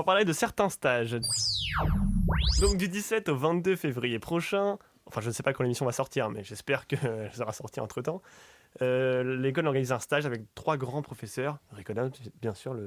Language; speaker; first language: French; native; French